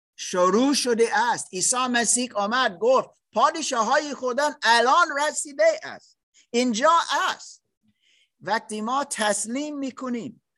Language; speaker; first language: Persian; non-native, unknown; English